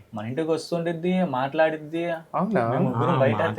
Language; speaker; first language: Telugu; native; Telugu